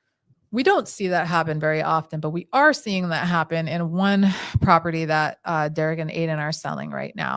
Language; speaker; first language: English; native; English